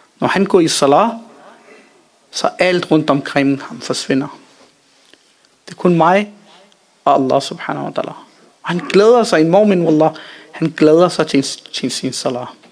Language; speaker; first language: Danish; early bilingual, other home language; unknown